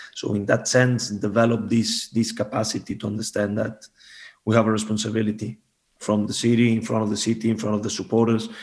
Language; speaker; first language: English; non-native, fluent; Spanish